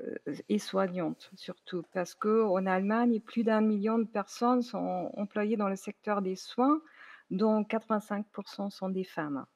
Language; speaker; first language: French; non-native, fluent; German